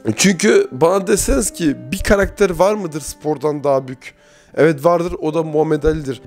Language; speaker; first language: Turkish; native; Turkish